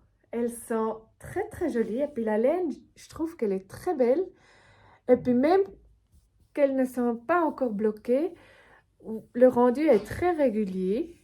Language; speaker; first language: French; non-native, local second language; Swiss German